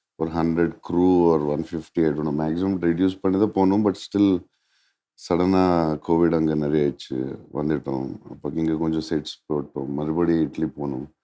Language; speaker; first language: Tamil; non-native, local second language; Telugu